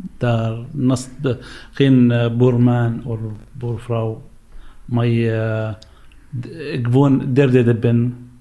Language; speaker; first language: Dutch; non-native, learner; Arabic